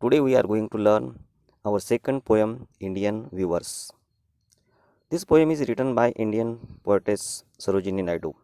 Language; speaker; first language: English; non-native, local second language; Marathi